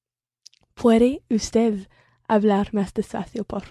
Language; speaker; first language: Spanish; non-native, learner; English